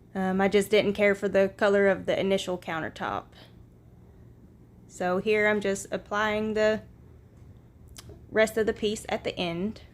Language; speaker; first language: English; native; English